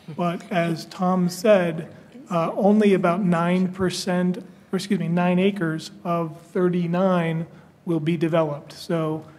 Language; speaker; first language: English; native; English